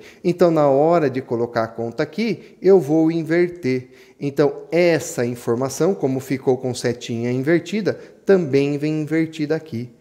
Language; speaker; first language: Portuguese; native; Portuguese